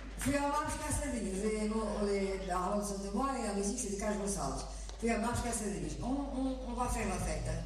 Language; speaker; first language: French; non-native, fluent; Portuguese